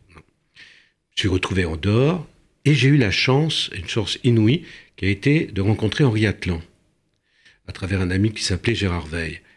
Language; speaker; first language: French; early bilingual, other home language; Romanian